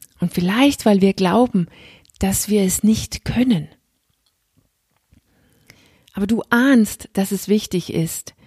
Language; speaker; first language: German; non-native, fluent; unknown